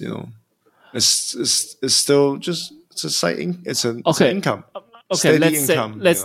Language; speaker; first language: English; non-native, local second language; Chinese